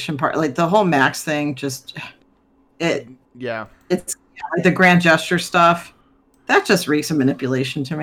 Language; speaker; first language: English; native; English